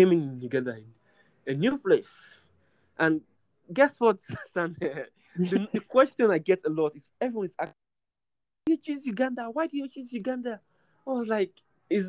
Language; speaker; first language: English; non-native, local second language; Krio